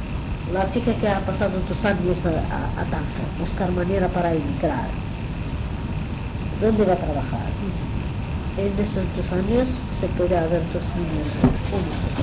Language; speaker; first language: Spanish; non-native, fluent; Arabic